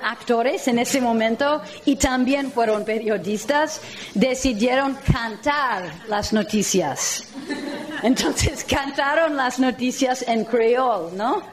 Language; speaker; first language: Spanish; non-native, fluent; English